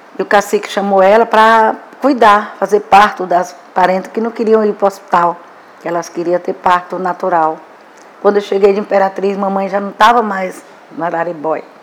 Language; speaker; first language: Portuguese; non-native, local second language; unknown